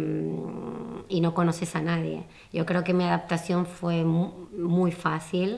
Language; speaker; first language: Spanish; native; Spanish